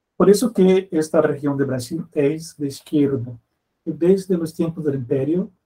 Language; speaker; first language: Spanish; non-native, fluent; Portuguese